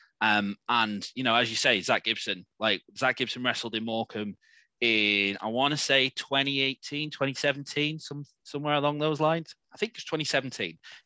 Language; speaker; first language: English; native; English